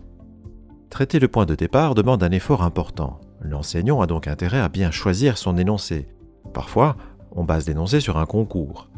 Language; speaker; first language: French; native; French